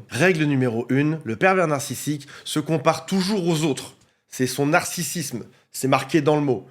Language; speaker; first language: French; native; French